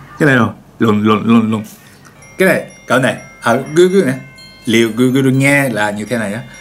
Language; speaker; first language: Vietnamese; non-native, learner; Japanese